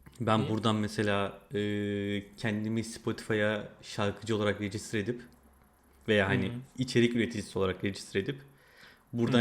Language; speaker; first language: Turkish; native; Turkish